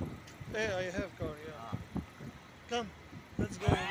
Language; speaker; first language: English; non-native, learner; Arabic